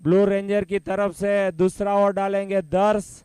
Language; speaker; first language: Hindi; non-native, local second language; Gujarati